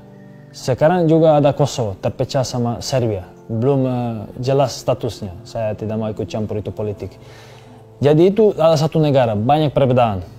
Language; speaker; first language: Indonesian; non-native, fluent; Serbian